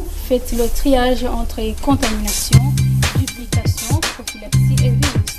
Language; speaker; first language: French; non-native, local second language; Comorian